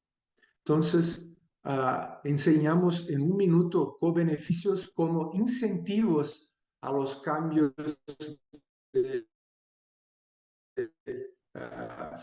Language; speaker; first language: Spanish; non-native, fluent; Portuguese